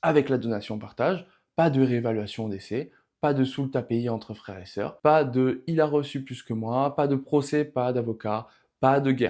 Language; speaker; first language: French; native; French